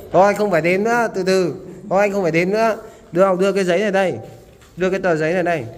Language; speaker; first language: Vietnamese; native; Vietnamese